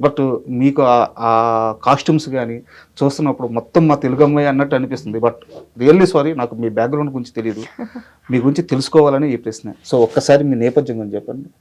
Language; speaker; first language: Telugu; native; Telugu